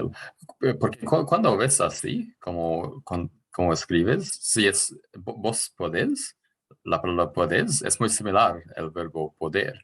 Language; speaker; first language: Spanish; non-native, fluent; English